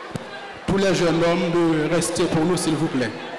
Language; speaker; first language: French; non-native, local second language; Haitian Creole